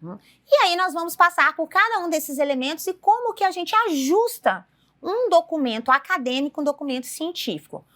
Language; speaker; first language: Portuguese; native; Portuguese